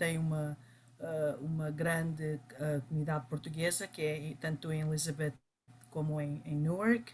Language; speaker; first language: Portuguese; early bilingual, other home language; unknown